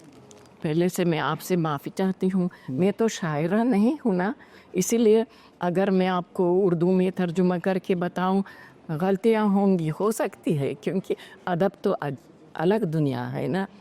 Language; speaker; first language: Hindi; non-native, fluent; Uzbek